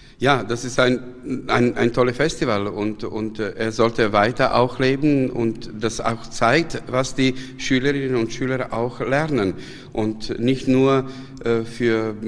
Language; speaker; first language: German; non-native, fluent; Serbian